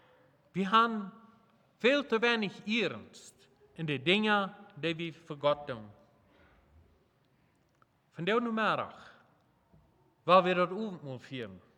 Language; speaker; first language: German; non-native, local second language; Plautdietsch